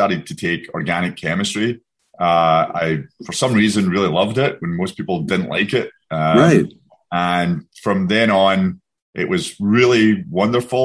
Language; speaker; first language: English; native; English